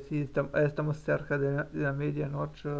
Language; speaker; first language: Spanish; non-native, learner; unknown